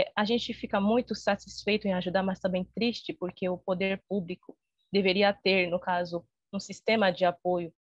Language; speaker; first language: Portuguese; non-native, fluent; Haitian Creole